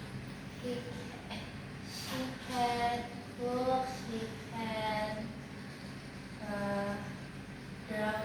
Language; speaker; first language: English; non-native, learner; Indonesian